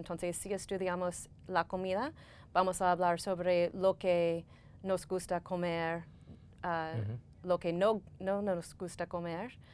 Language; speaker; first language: Spanish; non-native, fluent; English